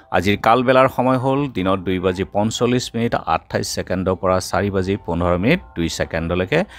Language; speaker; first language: Assamese; native; Assamese